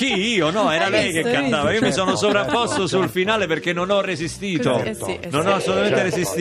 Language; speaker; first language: Italian; native; Italian